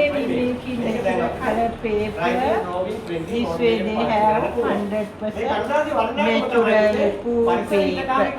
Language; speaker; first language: English; non-native, learner; Sinhala